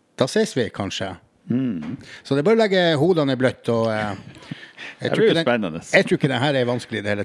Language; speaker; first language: Norwegian; native; Norwegian